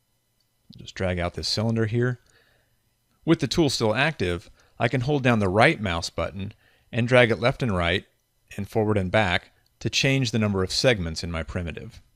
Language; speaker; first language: English; native; English